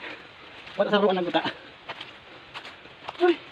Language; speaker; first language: Filipino; non-native, local second language; Bikol